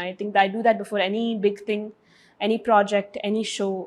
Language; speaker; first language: Tamil; early bilingual, heritage; Tamil